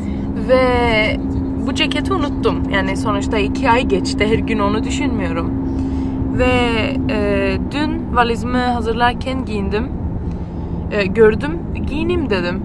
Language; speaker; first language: Turkish; early bilingual, heritage; Turkish